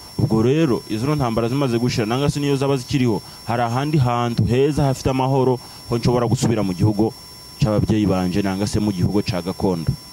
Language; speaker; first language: Kinyarwanda; early bilingual, heritage; Kinyarwanda